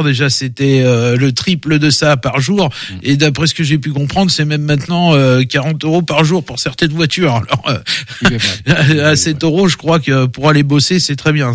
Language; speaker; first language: French; native; French